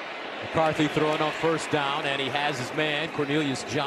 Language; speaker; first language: English; native; English